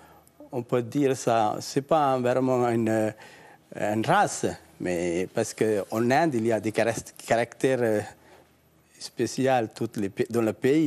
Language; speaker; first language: French; non-native, learner; Sinhala